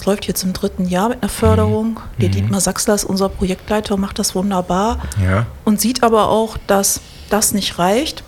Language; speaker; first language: German; native; German